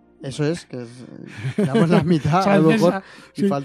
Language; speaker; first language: Spanish; native; Spanish